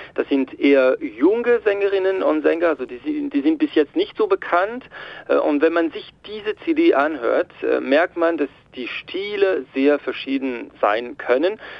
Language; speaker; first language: German; non-native, local second language; French